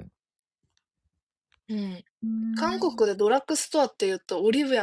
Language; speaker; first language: Japanese; non-native, fluent; Korean